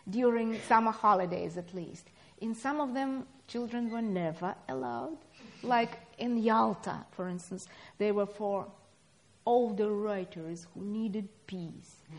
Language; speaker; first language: English; non-native, fluent; Russian